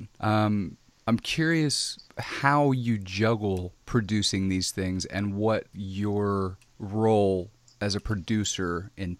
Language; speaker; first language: English; native; English